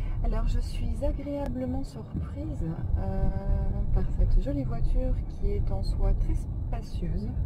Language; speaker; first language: French; native; French